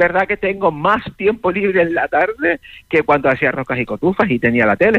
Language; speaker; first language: Spanish; native; Spanish